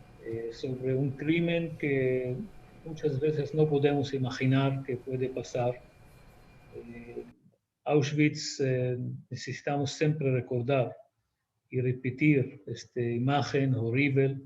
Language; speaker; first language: Spanish; non-native, fluent; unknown